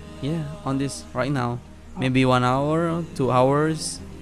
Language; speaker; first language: English; non-native, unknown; Indonesian